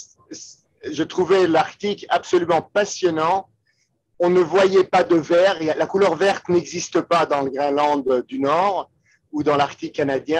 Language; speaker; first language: French; non-native, fluent; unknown